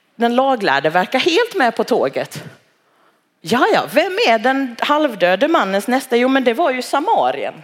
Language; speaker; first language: Swedish; early bilingual, other home language; Cantonese